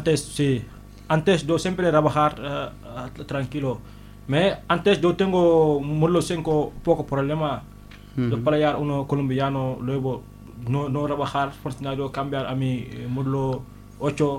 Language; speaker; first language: Spanish; non-native, learner; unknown